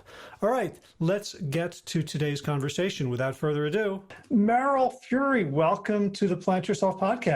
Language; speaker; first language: English; native; English